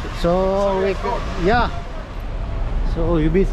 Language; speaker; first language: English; non-native, local second language; Filipino